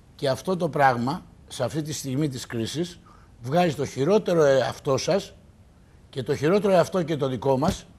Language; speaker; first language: Greek; native; Greek